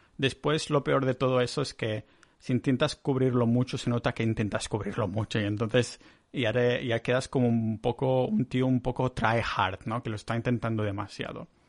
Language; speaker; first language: Spanish; native; Spanish